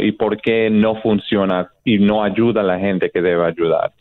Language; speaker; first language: Spanish; non-native, fluent; English